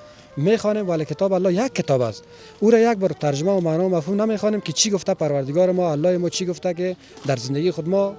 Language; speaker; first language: Persian; native; Persian